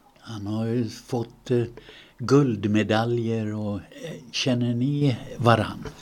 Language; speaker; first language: Swedish; native; Swedish